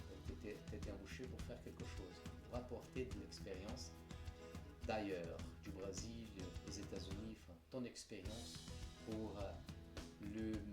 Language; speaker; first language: French; non-native, fluent; Portuguese